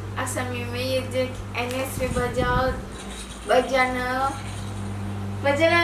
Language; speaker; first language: Turkish; non-native, learner; Indonesian